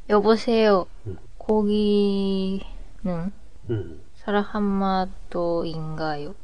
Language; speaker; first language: Korean; non-native, learner; Japanese